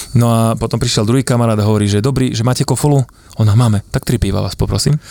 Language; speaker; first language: Slovak; native; Slovak